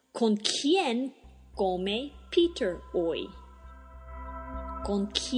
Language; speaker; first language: Spanish; non-native, fluent; English